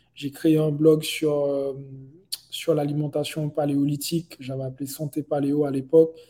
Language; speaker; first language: French; native; French